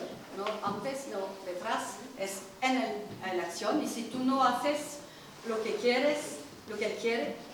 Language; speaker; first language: Spanish; non-native, learner; French